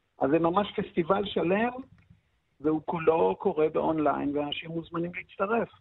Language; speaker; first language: Hebrew; native; Hebrew